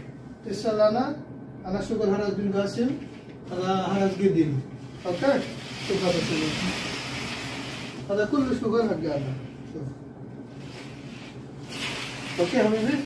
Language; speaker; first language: Arabic; non-native, learner; Bangla